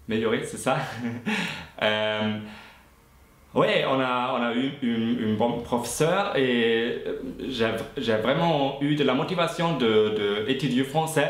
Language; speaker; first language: French; non-native, fluent; German